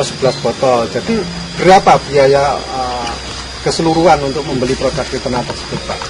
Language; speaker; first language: Indonesian; native; Indonesian